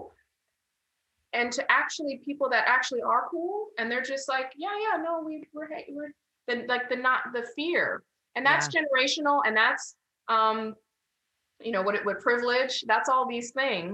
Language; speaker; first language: English; native; English